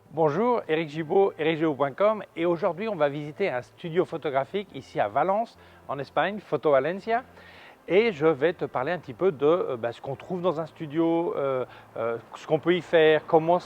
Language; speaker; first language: French; native; French